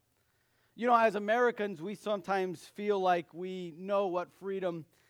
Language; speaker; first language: English; native; English